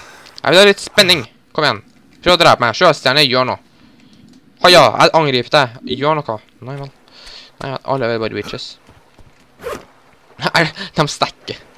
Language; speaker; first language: Norwegian; native; Norwegian